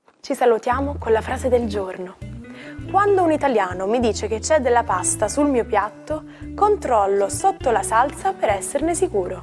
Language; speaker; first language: Italian; native; Italian